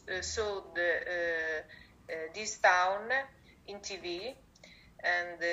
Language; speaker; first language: English; non-native, learner; Italian